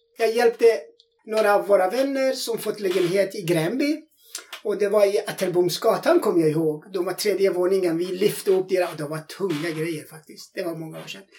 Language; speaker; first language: Swedish; non-native, fluent; Persian